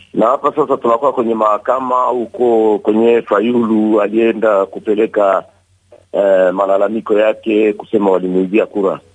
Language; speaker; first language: Swahili; native; Swahili